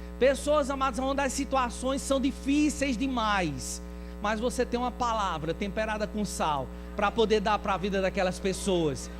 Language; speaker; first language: Portuguese; native; Portuguese